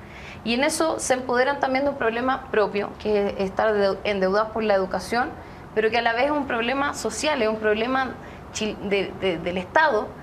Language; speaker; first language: Spanish; native; Spanish